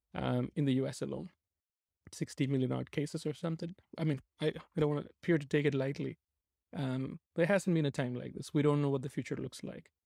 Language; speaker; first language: English; non-native, local second language; Malayalam